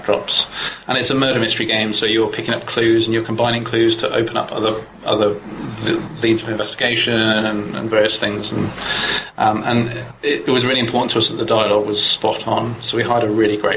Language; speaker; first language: English; native; English